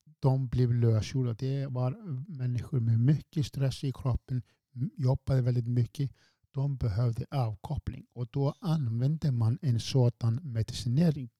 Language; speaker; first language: Swedish; non-native, fluent; Icelandic